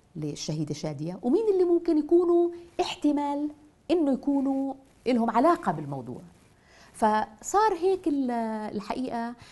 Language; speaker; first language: Arabic; native; Arabic